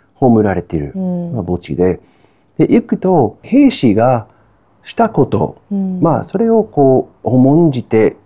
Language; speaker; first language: Japanese; non-native, fluent; English